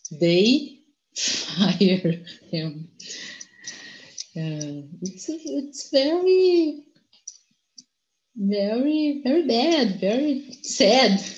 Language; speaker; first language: English; non-native, learner; Portuguese